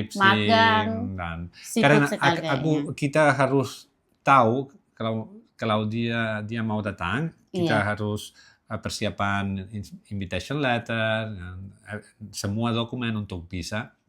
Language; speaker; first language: Indonesian; non-native, learner; Catalan